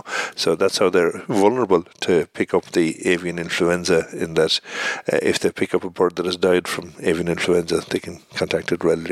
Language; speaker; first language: English; native; English